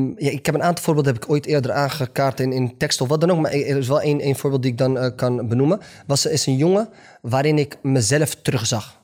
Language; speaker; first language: Dutch; early bilingual, other home language; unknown